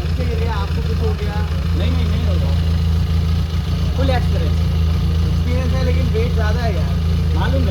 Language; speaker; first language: Hindi; non-native, local second language; Telugu